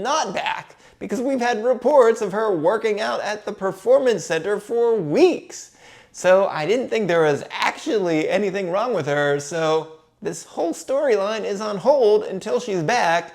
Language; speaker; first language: English; native; English